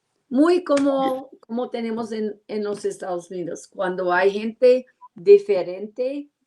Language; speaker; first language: Spanish; non-native, learner; English